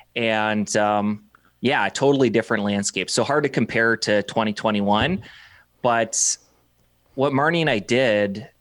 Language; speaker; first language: English; native; English